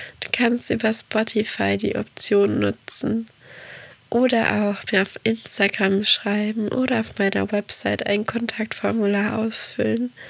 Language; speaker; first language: German; early bilingual, other home language; Portuguese